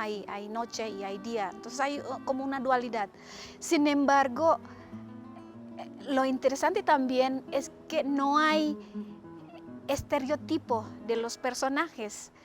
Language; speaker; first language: Spanish; non-native, fluent; Indonesian